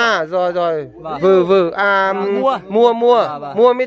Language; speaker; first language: Vietnamese; native; Vietnamese